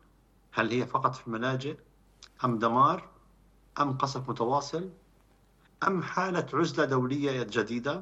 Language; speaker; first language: Arabic; native; Arabic